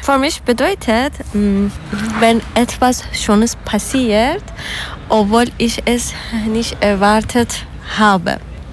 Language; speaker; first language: German; non-native, learner; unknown